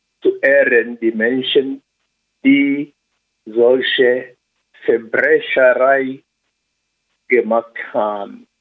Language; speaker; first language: German; non-native, learner; Swahili